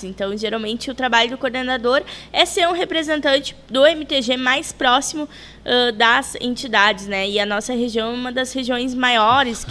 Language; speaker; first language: Portuguese; native; Portuguese